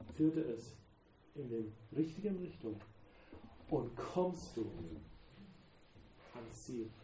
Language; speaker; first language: German; non-native, fluent; English